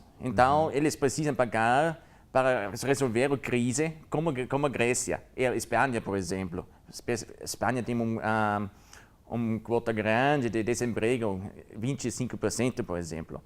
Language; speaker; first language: Portuguese; non-native, learner; German